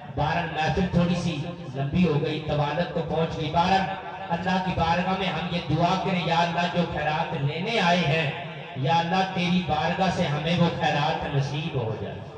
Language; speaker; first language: Urdu; non-native, local second language; Punjabi